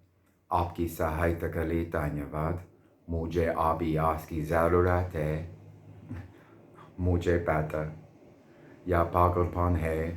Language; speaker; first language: Hindi; non-native, learner; English